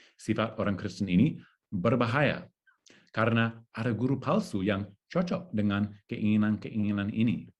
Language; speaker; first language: Indonesian; non-native, learner; English